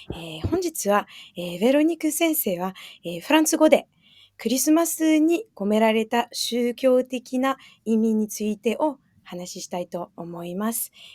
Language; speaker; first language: Japanese; non-native, fluent; French